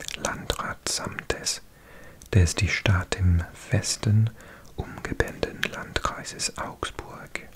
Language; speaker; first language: German; non-native, learner; English